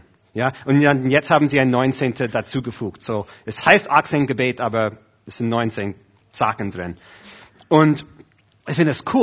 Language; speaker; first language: German; non-native, fluent; English